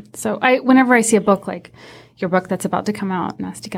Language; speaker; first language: English; early bilingual, other home language; Persian